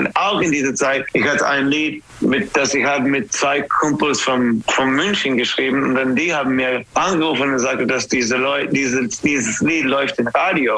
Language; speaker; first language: German; non-native, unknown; English